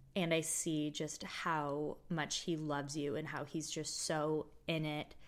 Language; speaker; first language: English; native; English